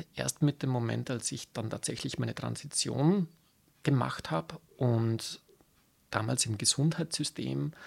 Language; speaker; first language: German; native; German